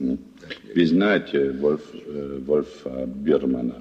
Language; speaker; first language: Russian; non-native, learner; German